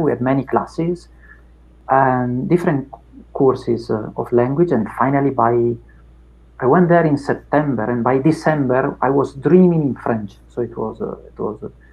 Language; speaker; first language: English; non-native, fluent; Italian